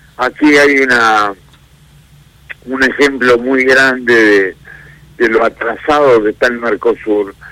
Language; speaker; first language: Spanish; native; Spanish